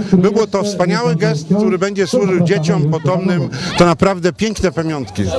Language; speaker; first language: Polish; native; Polish